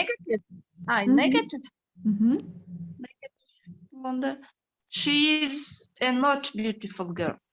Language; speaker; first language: English; non-native, learner; Kyrgyz